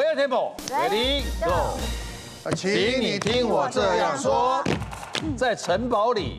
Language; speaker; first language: Chinese; native; Chinese